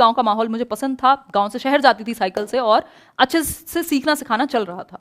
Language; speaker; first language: Hindi; native; Hindi